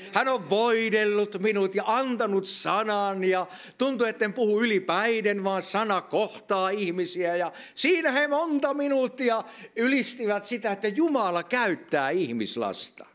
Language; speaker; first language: Finnish; native; Finnish